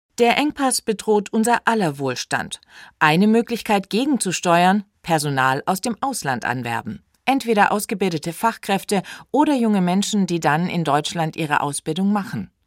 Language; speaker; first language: German; native; German